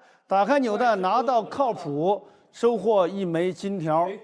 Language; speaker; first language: Chinese; native; Chinese